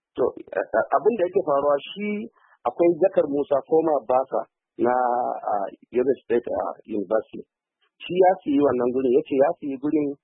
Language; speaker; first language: Hausa; native; Hausa